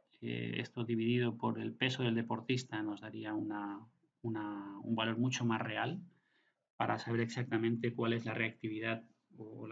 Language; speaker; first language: Spanish; native; Spanish